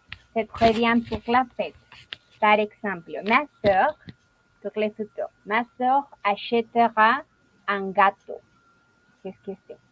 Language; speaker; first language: French; non-native, learner; Spanish